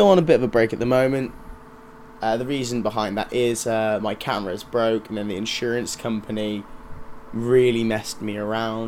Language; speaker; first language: English; native; English